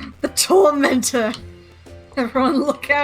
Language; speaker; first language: English; native; English